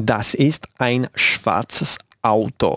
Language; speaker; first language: German; non-native, learner; Spanish